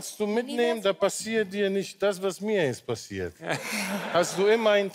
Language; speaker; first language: German; non-native, local second language; Polish